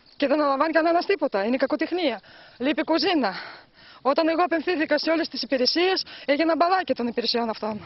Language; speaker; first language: Greek; early bilingual, heritage; Greek